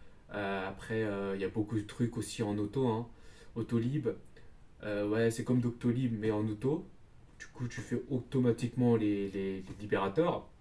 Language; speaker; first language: French; native; French